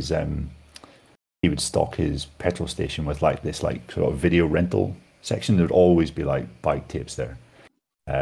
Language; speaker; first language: English; native; English